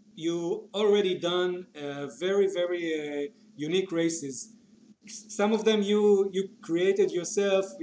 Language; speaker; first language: English; non-native, fluent; Hebrew